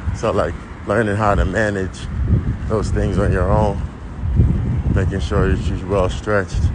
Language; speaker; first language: English; native; English